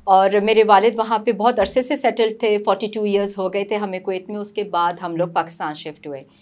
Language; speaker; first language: Urdu; native; Urdu